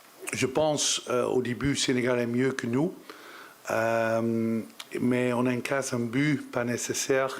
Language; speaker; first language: French; non-native, learner; Dutch